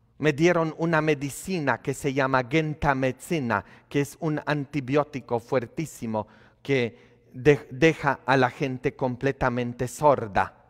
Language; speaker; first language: Spanish; non-native, fluent; Polish